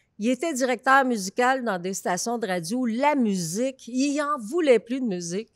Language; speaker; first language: French; native; French